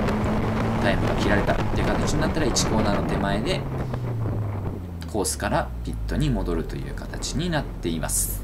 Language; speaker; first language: Japanese; native; Japanese